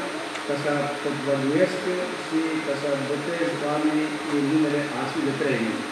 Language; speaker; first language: Romanian; non-native, learner; Greek